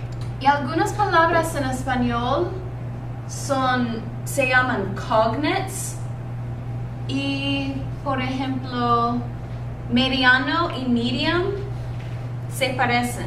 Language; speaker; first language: Spanish; non-native, fluent; English